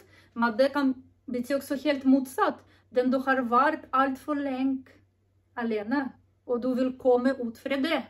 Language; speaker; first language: Norwegian; non-native, learner; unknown